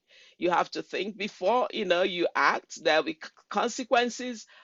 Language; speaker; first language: English; non-native, local second language; Igbo